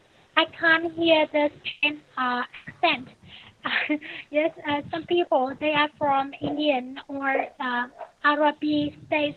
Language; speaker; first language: English; non-native, learner; Vietnamese